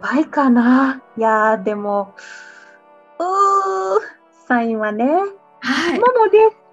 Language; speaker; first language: Japanese; non-native, fluent; English